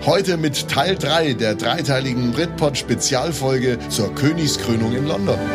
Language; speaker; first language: German; native; German